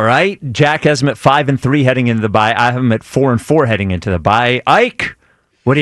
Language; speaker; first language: English; native; English